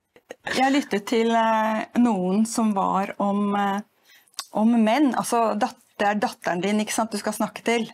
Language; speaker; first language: Norwegian; native; Norwegian